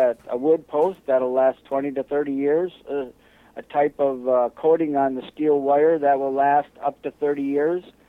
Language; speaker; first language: English; native; English